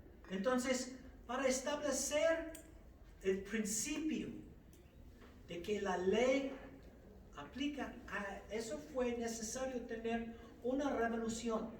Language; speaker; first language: Spanish; non-native, fluent; English